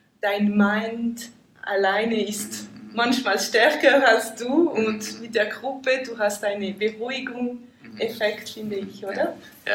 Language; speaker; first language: German; non-native, fluent; French